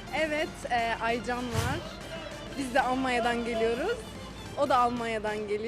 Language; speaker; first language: Turkish; early bilingual, heritage; Turkish